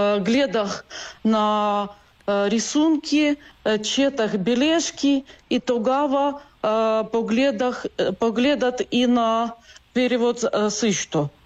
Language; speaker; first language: Bulgarian; non-native, learner; Ukrainian